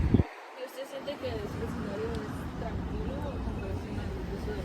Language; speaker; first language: Spanish; early bilingual, heritage; Spanish